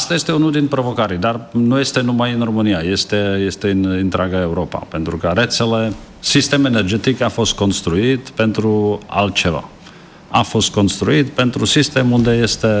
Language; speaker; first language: Romanian; non-native, fluent; Czech